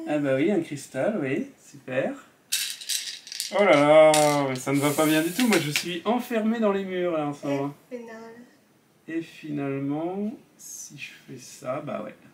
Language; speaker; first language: French; native; French